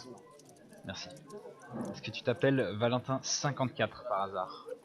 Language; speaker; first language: French; native; French